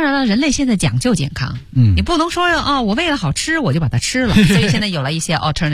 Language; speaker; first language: Chinese; native; Chinese